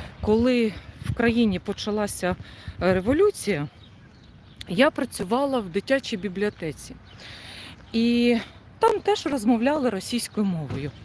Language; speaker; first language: Ukrainian; non-native, local second language; Russian